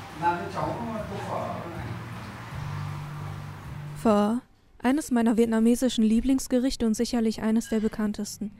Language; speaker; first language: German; early bilingual, other home language; Vietnamese